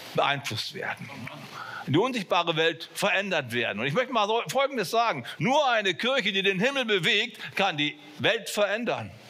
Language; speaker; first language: German; native; German